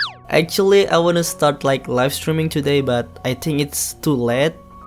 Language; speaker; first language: English; non-native, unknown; Indonesian